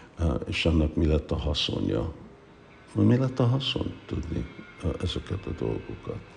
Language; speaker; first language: Hungarian; early bilingual, heritage; Hungarian